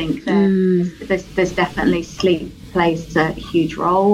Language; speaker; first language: English; native; English